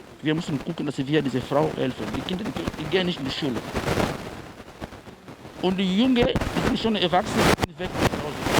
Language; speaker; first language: German; non-native, learner; Portuguese